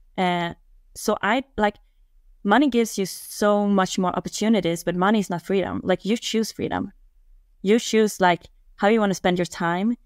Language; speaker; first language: English; non-native, fluent; Swedish